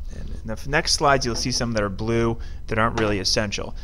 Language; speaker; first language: English; native; English